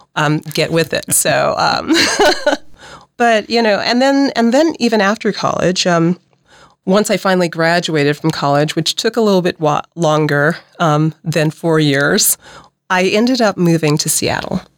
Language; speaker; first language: English; native; English